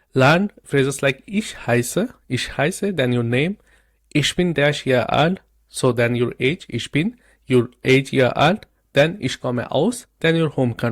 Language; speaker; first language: German; non-native, learner; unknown